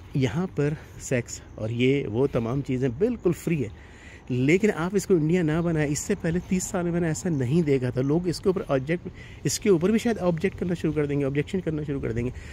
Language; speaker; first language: Hindi; native; Hindi